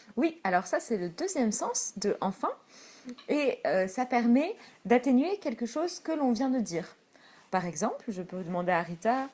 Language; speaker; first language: French; native; French